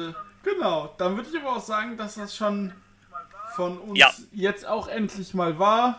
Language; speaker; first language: German; native; German